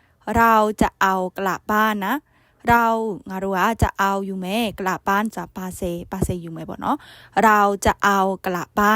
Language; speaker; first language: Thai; non-native, fluent; Burmese